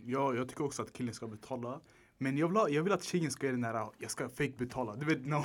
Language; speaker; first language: Swedish; early bilingual, other home language; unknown